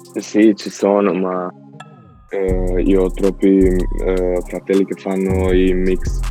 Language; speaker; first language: Italian; non-native, learner; Albanian